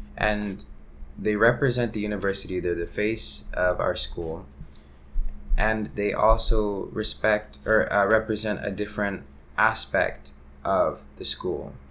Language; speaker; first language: English; early bilingual, other home language; Hindi